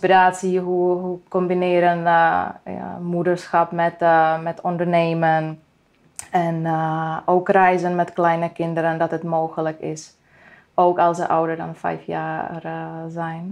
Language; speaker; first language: Dutch; non-native, fluent; Czech